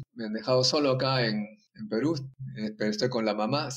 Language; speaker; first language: Spanish; native; Spanish